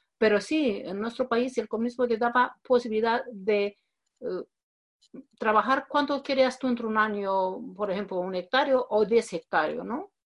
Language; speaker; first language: Spanish; non-native, fluent; Romanian